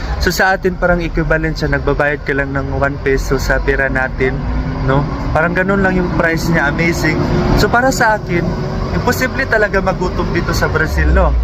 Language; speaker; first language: Filipino; native; Filipino